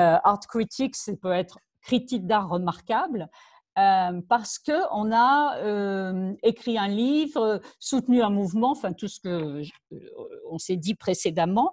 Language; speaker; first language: French; native; French